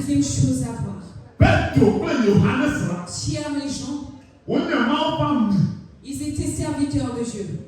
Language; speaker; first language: French; non-native, local second language; Ewe